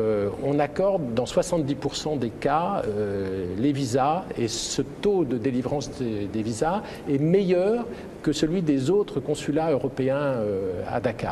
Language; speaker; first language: French; native; French